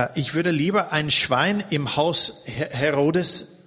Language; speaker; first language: German; non-native, learner; English